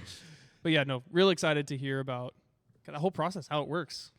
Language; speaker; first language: English; native; English